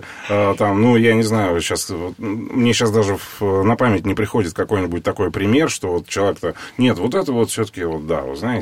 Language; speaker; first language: Russian; native; Russian